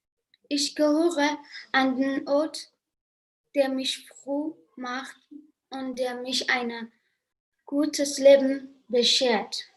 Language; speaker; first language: German; non-native, learner; Persian